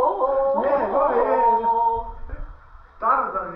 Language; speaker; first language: English; non-native, learner; Lithuanian